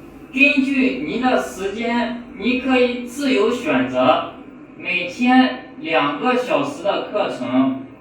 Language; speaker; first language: Chinese; non-native, fluent; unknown